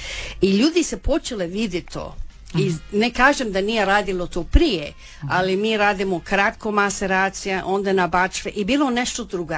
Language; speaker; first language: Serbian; early bilingual, heritage; Croatian